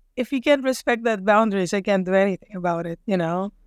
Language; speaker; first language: English; non-native, local second language; Filipino